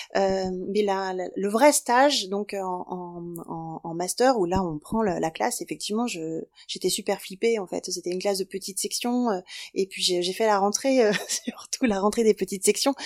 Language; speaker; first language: French; native; French